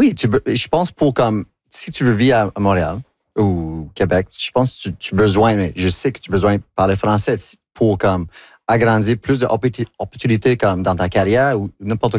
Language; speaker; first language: French; non-native, local second language; English